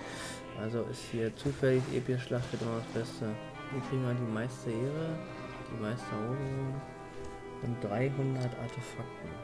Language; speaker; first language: German; native; German